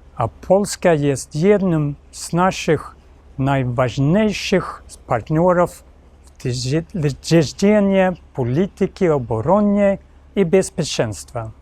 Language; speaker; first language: Polish; non-native, learner; Swedish